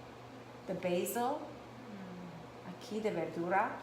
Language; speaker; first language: Spanish; non-native, learner; English